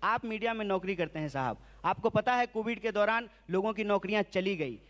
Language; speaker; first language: Hindi; native; Hindi